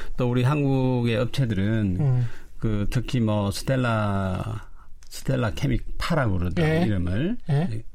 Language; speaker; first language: Korean; native; Korean